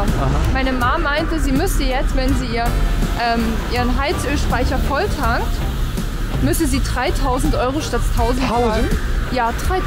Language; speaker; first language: German; native; German